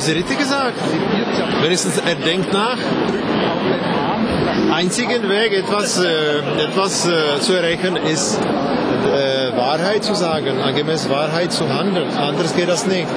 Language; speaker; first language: German; non-native, fluent; Czech